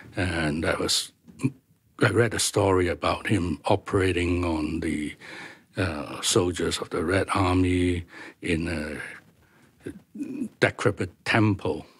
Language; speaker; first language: English; non-native, local second language; Cantonese